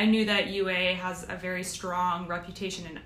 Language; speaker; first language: English; native; English